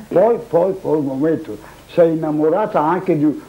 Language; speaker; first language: Italian; native; Italian